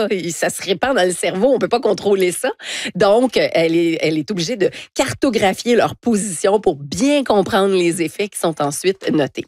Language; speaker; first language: French; native; French